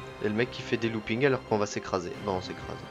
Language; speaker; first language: French; native; French